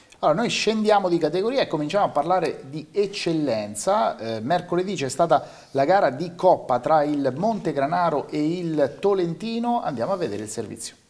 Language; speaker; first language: Italian; native; Italian